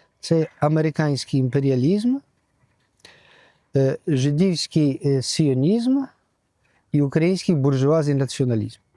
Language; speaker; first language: Ukrainian; early bilingual, heritage; Ukrainian